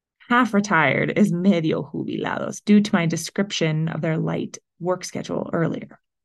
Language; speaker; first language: English; native; English